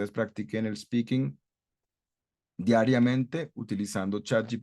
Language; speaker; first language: Spanish; non-native, fluent; English